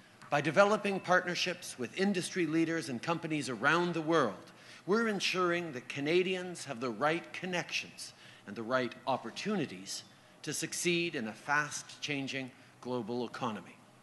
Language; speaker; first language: English; native; English